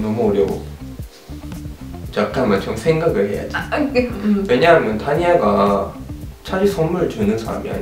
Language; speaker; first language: Korean; non-native, fluent; Japanese